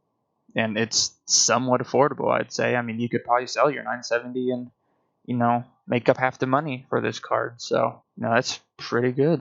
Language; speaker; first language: English; native; English